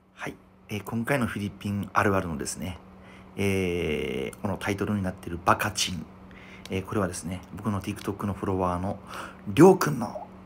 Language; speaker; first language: Japanese; native; Japanese